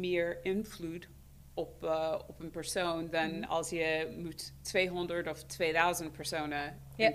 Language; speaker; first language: Dutch; non-native, fluent; English